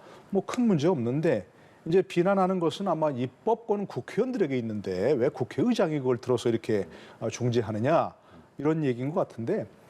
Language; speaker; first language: Korean; native; Korean